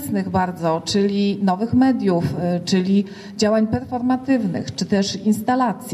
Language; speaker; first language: Polish; native; Polish